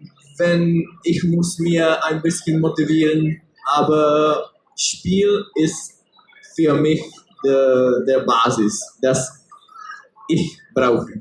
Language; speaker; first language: German; non-native, learner; Czech